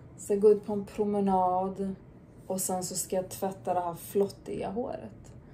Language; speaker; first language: Swedish; native; Swedish